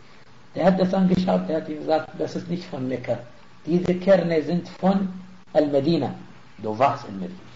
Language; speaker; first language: German; non-native, fluent; Arabic